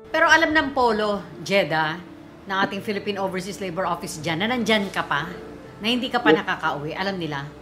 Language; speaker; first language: Filipino; native; Filipino